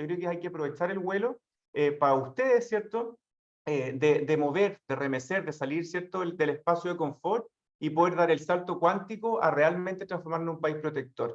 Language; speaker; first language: Spanish; native; Spanish